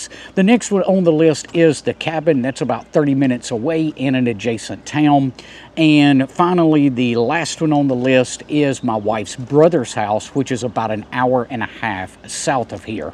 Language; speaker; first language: English; native; English